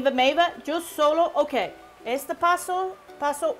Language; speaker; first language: Spanish; non-native, learner; English